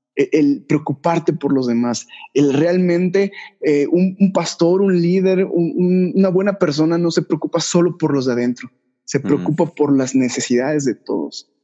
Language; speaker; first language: Spanish; native; Spanish